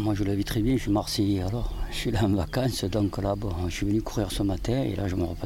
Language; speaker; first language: French; native; French